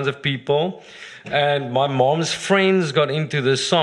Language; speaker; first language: English; non-native, local second language; Afrikaans